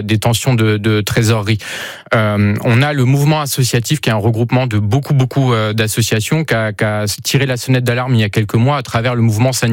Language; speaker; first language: French; native; French